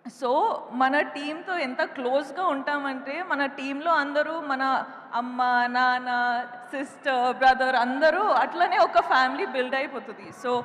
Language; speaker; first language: Telugu; non-native, local second language; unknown